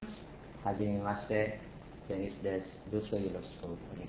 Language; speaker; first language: Japanese; non-native, learner; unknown